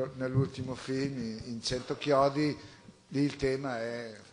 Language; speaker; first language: Italian; native; Italian